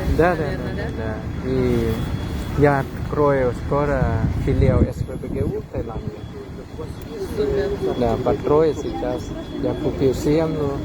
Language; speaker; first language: Russian; non-native, fluent; Thai